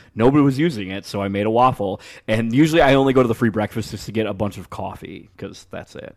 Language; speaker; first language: English; native; English